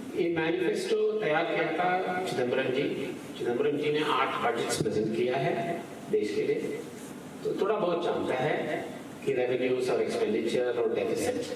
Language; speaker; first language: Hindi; non-native, local second language; Tamil